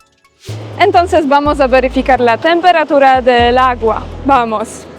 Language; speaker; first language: Spanish; non-native, fluent; Polish